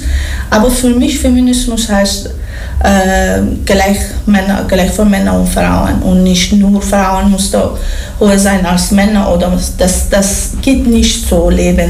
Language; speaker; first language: German; non-native, learner; Persian